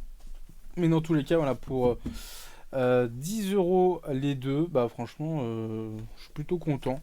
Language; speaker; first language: French; native; French